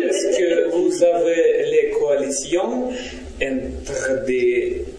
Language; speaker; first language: French; non-native, learner; Russian